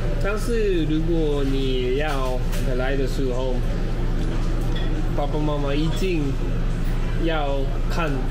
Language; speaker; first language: Chinese; non-native, learner; Korean